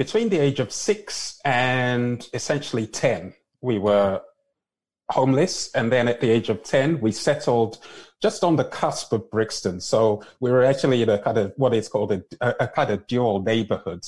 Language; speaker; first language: English; native; English